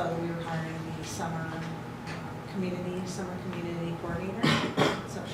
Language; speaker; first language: English; native; English